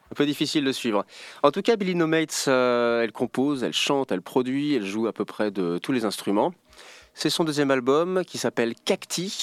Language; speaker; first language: French; native; French